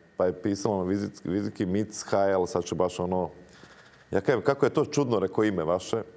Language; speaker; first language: Croatian; native; Croatian